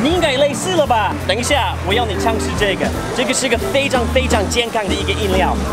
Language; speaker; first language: Chinese; non-native, fluent; English